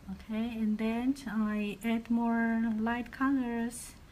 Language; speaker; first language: English; non-native, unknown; Chinese